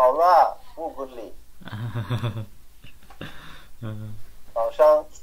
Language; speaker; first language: Chinese; non-native, learner; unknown